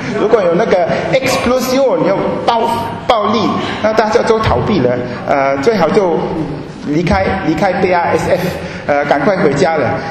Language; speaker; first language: Chinese; non-native, fluent; German